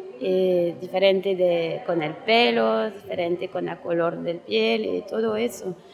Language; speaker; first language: Spanish; non-native, learner; French